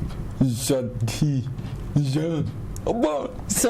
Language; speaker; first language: French; non-native, learner; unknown